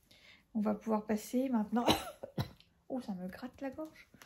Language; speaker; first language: French; native; French